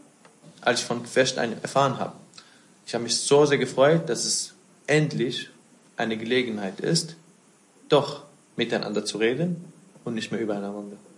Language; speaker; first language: German; non-native, fluent; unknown